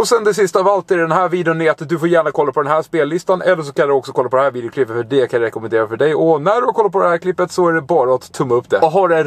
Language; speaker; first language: Swedish; native; Swedish